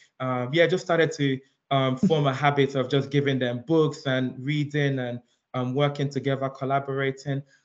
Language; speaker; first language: English; early bilingual, other home language; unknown